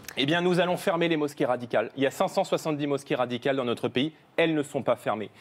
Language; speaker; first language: French; native; French